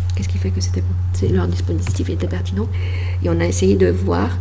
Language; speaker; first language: French; non-native, fluent; Polish